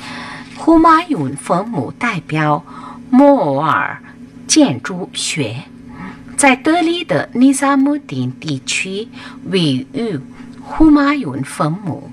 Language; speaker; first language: Chinese; non-native, fluent; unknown